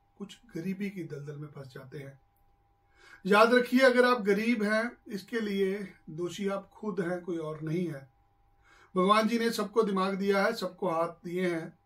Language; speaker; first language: Hindi; non-native, local second language; Punjabi